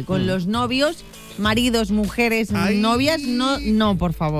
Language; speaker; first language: Spanish; native; Spanish